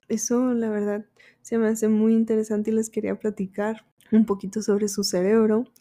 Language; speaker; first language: Spanish; early bilingual, heritage; Spanish